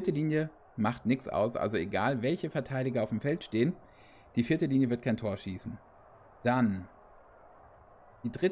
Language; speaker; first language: German; native; German